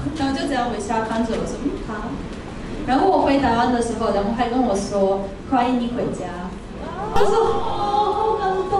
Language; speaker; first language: Chinese; non-native, fluent; Russian